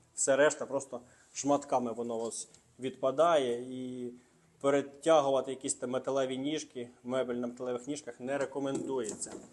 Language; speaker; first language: Ukrainian; non-native, local second language; Russian